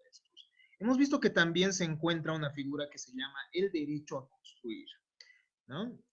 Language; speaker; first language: Spanish; native; Spanish